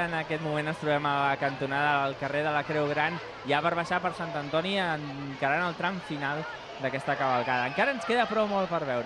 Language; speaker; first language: Catalan; native; Catalan